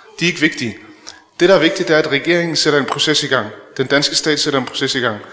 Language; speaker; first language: Danish; early bilingual, other home language; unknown